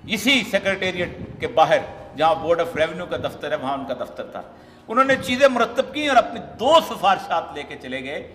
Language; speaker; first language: Urdu; non-native, local second language; Punjabi